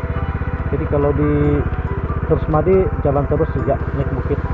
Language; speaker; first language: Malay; non-native, local second language; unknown